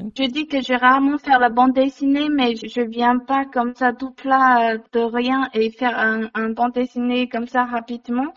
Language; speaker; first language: French; non-native, learner; Chinese